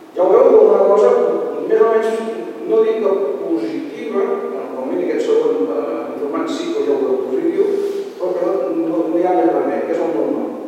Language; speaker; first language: Catalan; native; Catalan